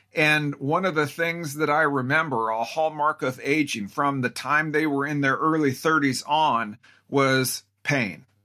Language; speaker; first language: English; native; English